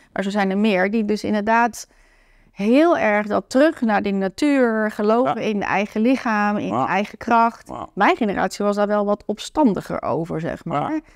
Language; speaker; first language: Dutch; native; Dutch